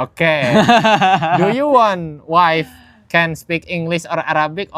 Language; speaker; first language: English; non-native, learner; Indonesian